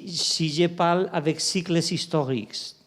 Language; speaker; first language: French; non-native, fluent; Spanish